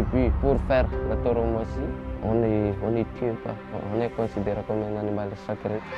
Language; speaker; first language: French; non-native, learner; Malagasy